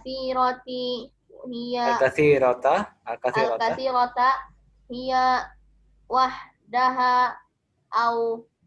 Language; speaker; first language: Arabic; non-native, learner; Indonesian